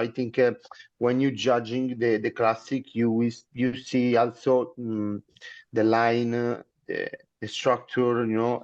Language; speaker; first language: English; non-native, learner; Italian